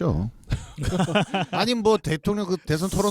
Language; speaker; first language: Korean; native; Korean